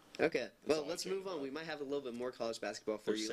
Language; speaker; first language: English; native; English